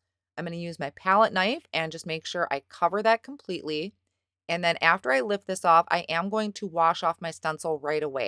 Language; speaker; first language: English; native; English